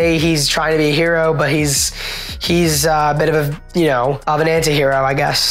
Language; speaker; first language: English; native; English